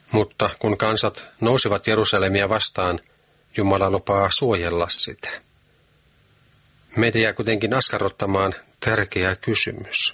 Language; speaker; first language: Finnish; native; Finnish